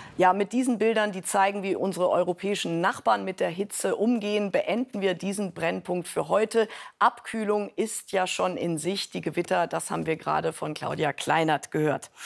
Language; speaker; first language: German; native; German